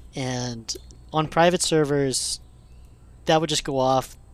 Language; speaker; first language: English; native; English